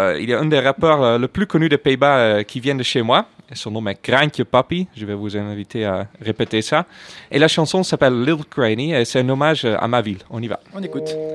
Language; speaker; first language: French; non-native, fluent; Dutch